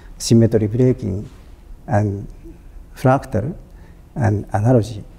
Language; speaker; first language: English; non-native, fluent; Japanese